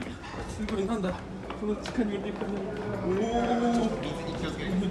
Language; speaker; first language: Japanese; native; Japanese